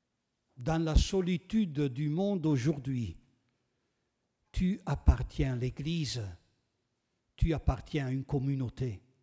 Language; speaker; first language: French; non-native, fluent; Italian